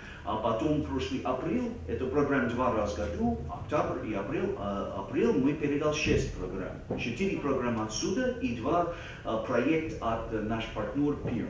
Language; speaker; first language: Russian; non-native, fluent; English